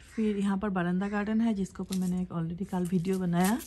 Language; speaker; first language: Hindi; non-native, local second language; Assamese